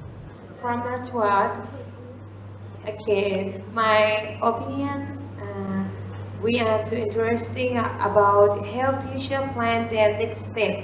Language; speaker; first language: English; non-native, learner; Thai